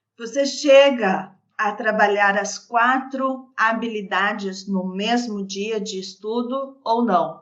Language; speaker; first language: Portuguese; native; Portuguese